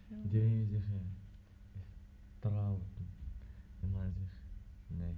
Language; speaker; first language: Dutch; non-native, learner; Arabic